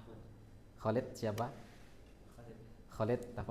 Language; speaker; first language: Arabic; non-native, fluent; Indonesian